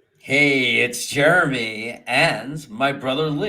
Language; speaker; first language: English; native; English